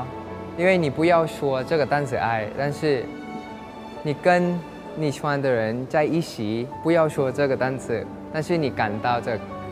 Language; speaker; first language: Chinese; non-native, fluent; Thai